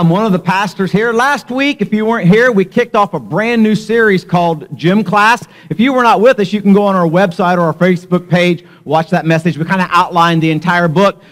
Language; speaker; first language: English; native; English